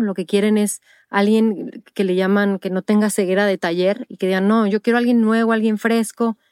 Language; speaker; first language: Spanish; native; Spanish